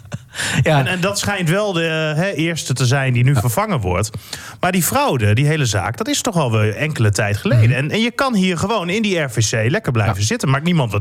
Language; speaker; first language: Dutch; native; Dutch